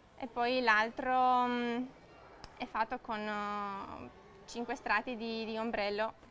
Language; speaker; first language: Italian; non-native, fluent; Romanian